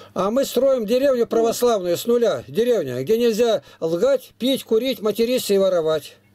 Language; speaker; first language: Russian; native; Russian